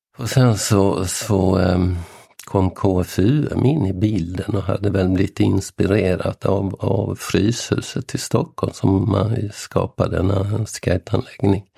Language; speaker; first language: Swedish; native; Swedish